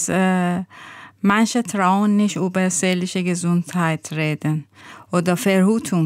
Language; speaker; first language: German; non-native, learner; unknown